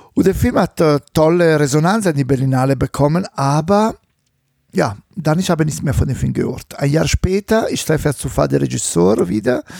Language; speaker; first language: German; non-native, fluent; Italian